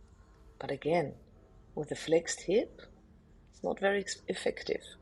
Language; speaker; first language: English; non-native, fluent; German